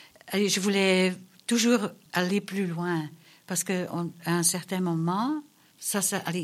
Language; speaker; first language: French; early bilingual, other home language; German